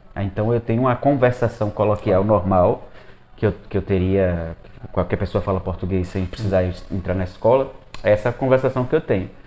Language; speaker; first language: Portuguese; early bilingual, other home language; Spanish